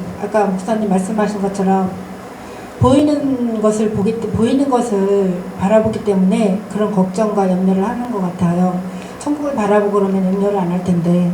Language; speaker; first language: Korean; native; Korean